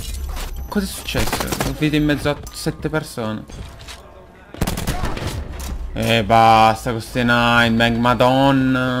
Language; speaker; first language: Italian; native; Italian